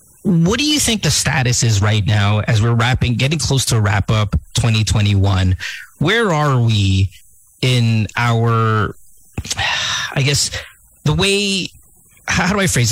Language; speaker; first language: English; non-native, local second language; Filipino